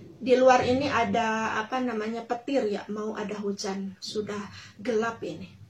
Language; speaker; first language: Indonesian; non-native, local second language; Sundanese